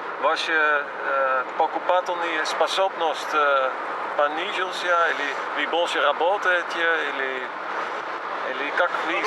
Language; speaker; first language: Russian; non-native, fluent; Dutch